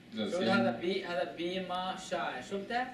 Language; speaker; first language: Arabic; non-native, learner; Chinese